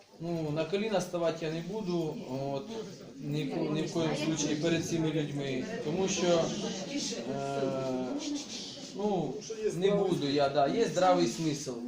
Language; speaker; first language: Ukrainian; native; Ukrainian